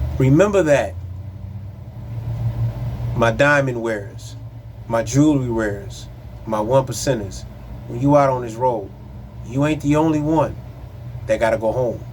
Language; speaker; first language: English; native; English